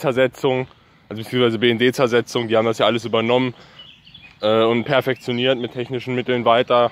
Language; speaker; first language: German; native; German